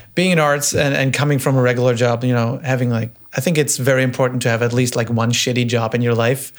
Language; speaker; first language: English; non-native, fluent; German